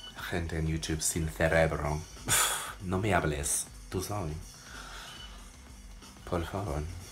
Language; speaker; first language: Spanish; non-native, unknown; English